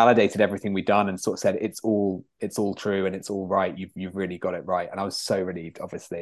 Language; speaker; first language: English; native; English